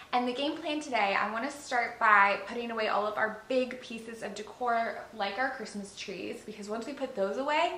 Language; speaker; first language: English; native; English